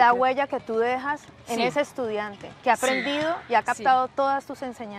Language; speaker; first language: Spanish; native; Spanish